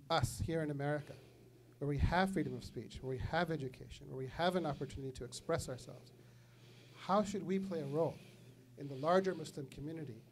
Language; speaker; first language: English; native; English